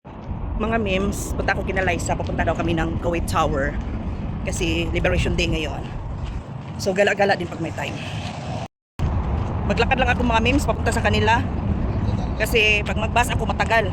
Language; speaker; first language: Filipino; non-native, local second language; Cebuano